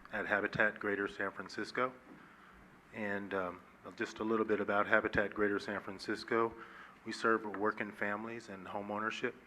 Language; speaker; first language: English; native; English